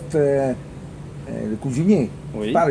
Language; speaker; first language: French; non-native, learner; Italian